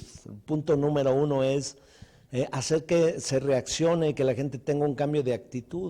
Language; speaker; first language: Spanish; native; Spanish